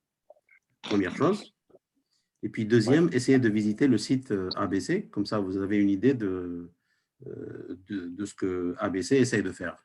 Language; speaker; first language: French; non-native, local second language; Arabic